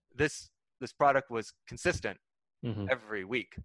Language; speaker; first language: English; native; English